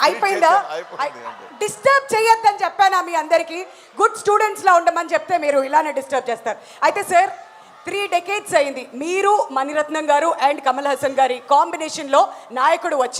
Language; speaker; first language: Telugu; native; Telugu